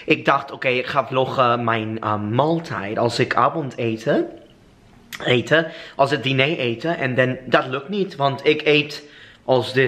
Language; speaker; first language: Dutch; non-native, fluent; English